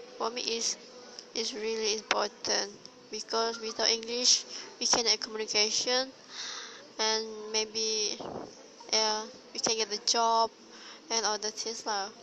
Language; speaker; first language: English; non-native, learner; Malay